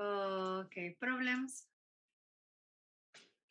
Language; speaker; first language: English; non-native, fluent; Spanish